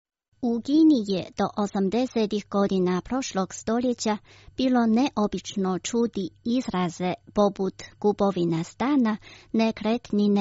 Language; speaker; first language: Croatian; non-native, fluent; Chinese